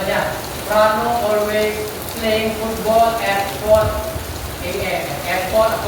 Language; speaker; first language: English; non-native, learner; Indonesian